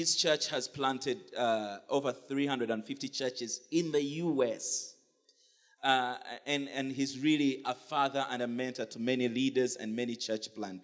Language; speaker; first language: English; non-native, local second language; Ganda